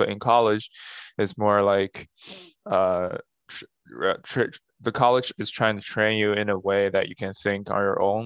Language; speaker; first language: English; non-native, fluent; Chinese